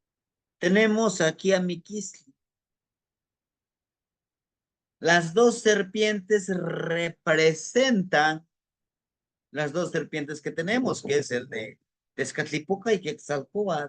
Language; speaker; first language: Spanish; native; Spanish